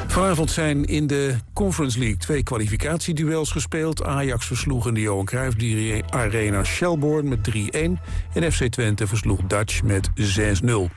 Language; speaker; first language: Dutch; native; Dutch